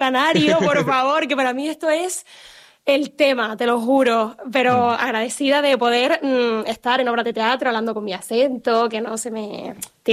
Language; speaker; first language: Spanish; native; Spanish